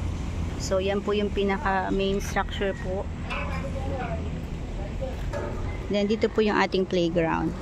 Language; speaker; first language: Filipino; native; Filipino